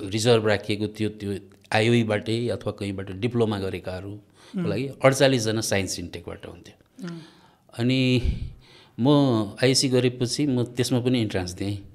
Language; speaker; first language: Nepali; non-native, local second language; Maithili